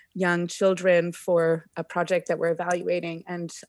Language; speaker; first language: English; native; English